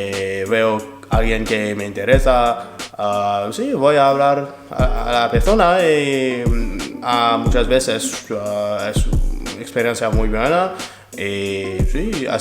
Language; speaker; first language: Spanish; non-native, learner; French